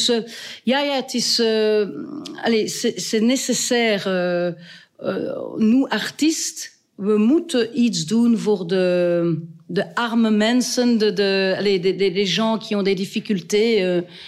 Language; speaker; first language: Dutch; non-native, local second language; French